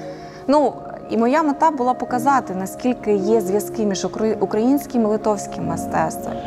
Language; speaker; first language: Ukrainian; native; Ukrainian